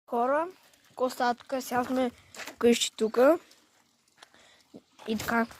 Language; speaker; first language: Bulgarian; native; Bulgarian